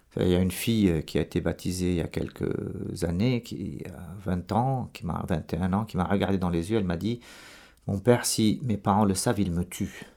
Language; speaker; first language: French; non-native, local second language; Arabic